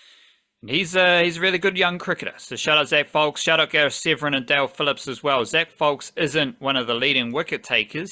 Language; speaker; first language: English; native; English